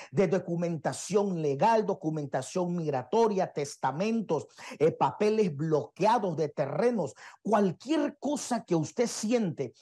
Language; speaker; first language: Spanish; native; Spanish